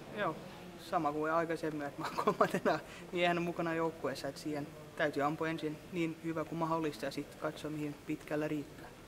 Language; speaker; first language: Finnish; non-native, local second language; Swedish